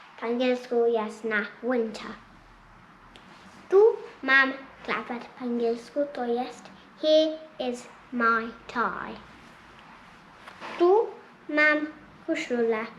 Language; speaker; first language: Polish; early bilingual, heritage; Polish